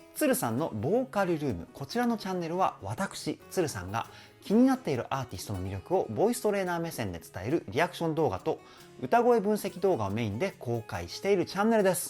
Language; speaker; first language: Japanese; native; Japanese